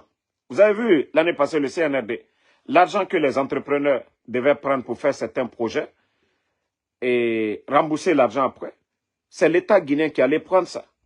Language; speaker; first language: French; non-native, local second language; Mandingo